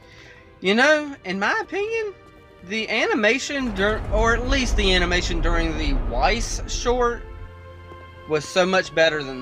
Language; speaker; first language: English; native; English